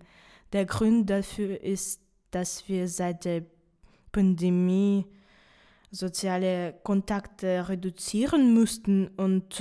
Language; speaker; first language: German; non-native, fluent; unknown